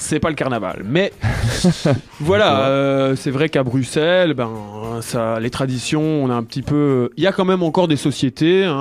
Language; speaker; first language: French; native; French